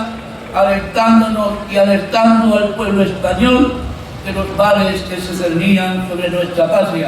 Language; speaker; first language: Spanish; native; Spanish